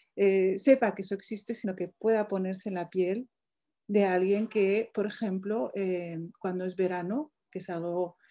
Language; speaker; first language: Spanish; non-native, fluent; Arabic